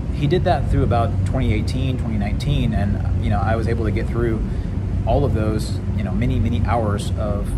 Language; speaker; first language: English; native; English